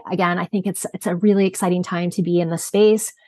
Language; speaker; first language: English; native; English